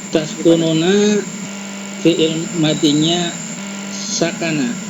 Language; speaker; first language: Arabic; non-native, learner; Indonesian